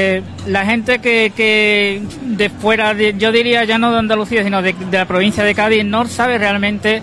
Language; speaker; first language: Spanish; native; Spanish